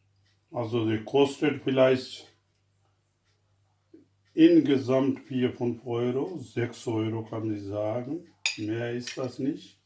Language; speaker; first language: German; non-native, fluent; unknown